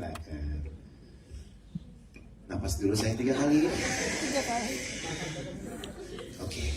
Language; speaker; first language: Indonesian; native; Indonesian